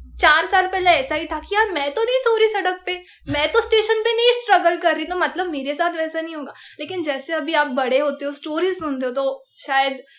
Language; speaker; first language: Hindi; non-native, local second language; Marathi